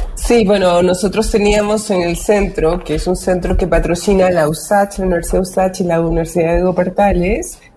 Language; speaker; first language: Spanish; native; Spanish